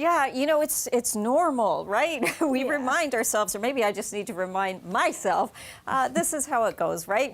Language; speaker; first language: English; native; English